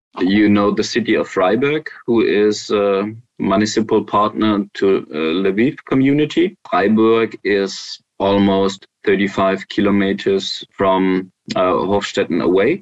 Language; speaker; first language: English; non-native, fluent; German